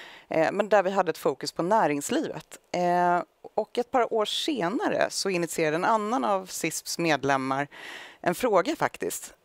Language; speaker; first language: Swedish; native; Swedish